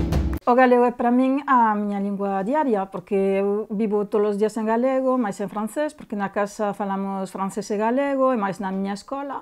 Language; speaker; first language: Galician; non-native, fluent; French